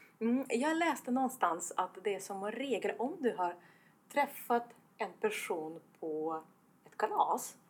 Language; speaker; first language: Swedish; non-native, fluent; Estonian